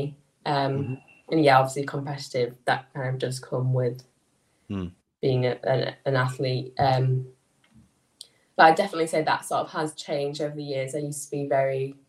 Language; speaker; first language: English; native; English